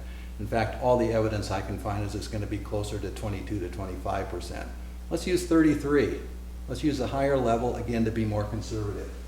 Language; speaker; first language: English; native; English